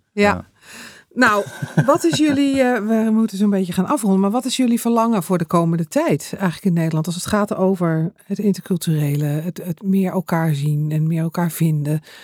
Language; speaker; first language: Dutch; native; Dutch